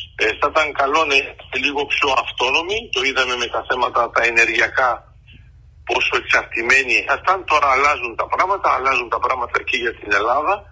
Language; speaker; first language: Greek; early bilingual, heritage; Greek